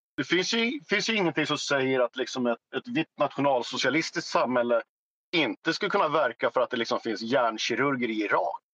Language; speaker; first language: Swedish; native; Swedish